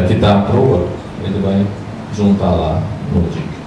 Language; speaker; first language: Portuguese; native; Portuguese